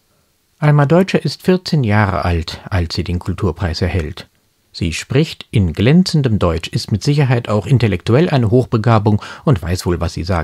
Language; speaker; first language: German; native; German